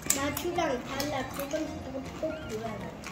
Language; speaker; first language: Korean; early bilingual, heritage; Korean